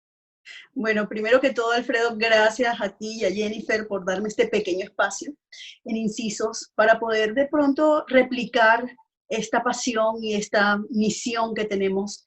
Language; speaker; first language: Spanish; native; Spanish